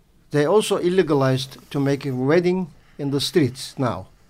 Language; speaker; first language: English; non-native, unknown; Turkish